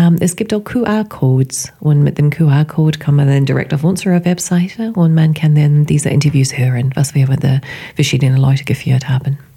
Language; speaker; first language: German; non-native, fluent; English